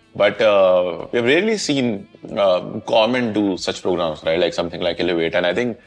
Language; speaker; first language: English; non-native, local second language; Hindi